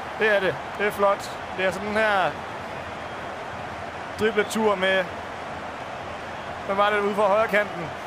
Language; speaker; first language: Danish; native; Danish